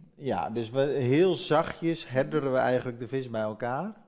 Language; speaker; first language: Dutch; native; Dutch